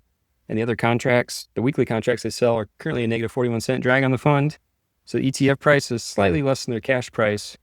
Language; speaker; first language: English; native; English